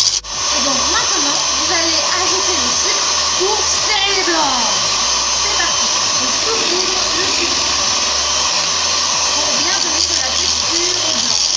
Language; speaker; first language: French; native; French